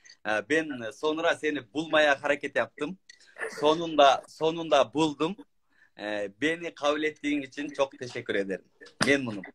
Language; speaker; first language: Turkish; non-native, learner; Kyrgyz